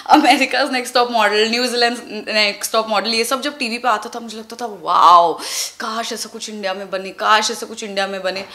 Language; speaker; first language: Hindi; non-native, local second language; Tulu